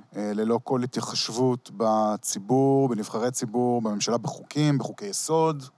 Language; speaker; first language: Hebrew; early bilingual, heritage; Hebrew